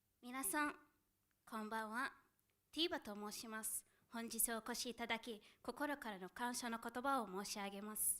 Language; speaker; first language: Japanese; non-native, fluent; Arabic